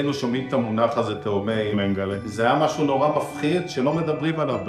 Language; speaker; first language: Hebrew; native; Hebrew